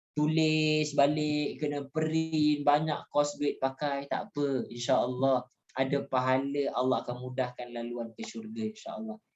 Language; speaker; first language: Malay; native; Malay